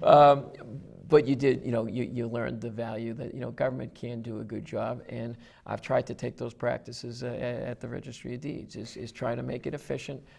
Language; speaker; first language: English; native; English